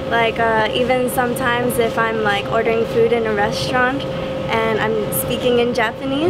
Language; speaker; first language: English; native; English